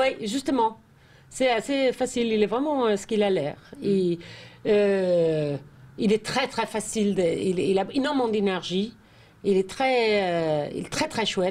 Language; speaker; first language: French; non-native, fluent; Danish